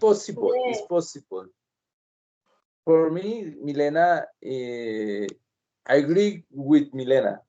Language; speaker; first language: English; non-native, learner; Spanish